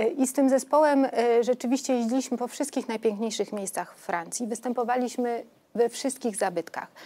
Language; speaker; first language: Polish; native; Polish